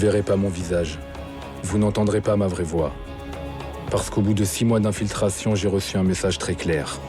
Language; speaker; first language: French; native; French